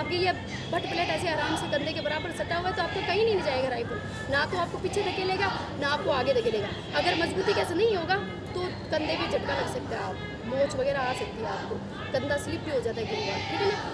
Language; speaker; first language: Hindi; native; Hindi